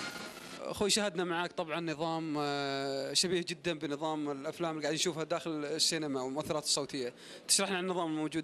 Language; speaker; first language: Arabic; native; Arabic